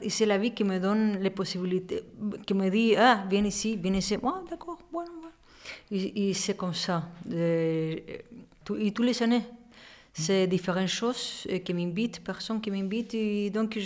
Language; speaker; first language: French; non-native, learner; Spanish